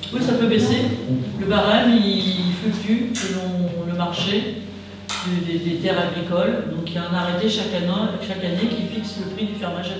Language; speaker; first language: French; native; French